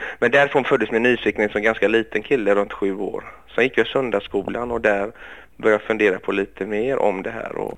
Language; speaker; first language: Swedish; early bilingual, other home language; Greek